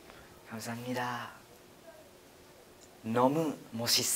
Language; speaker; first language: Korean; non-native, learner; Japanese